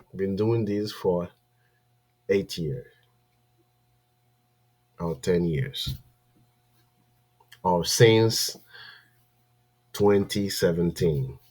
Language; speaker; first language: English; non-native, fluent; French